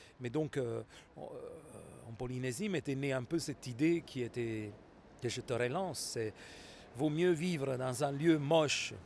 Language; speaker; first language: French; non-native, fluent; Italian